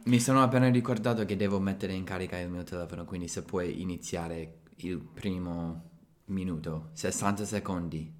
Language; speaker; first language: Italian; non-native, fluent; English